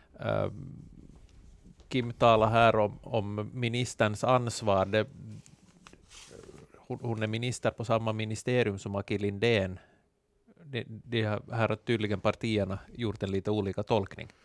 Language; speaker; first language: Swedish; native; Swedish